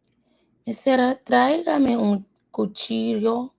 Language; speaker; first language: Spanish; non-native, learner; English